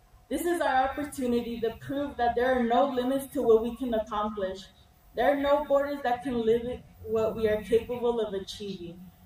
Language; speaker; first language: English; early bilingual, other home language; Spanish